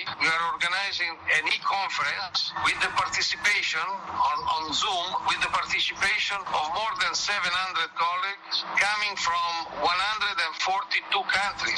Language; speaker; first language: English; non-native, fluent; Italian